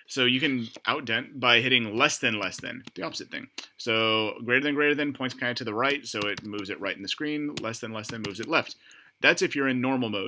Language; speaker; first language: English; native; English